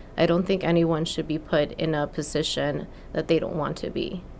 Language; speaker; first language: English; non-native, fluent; Spanish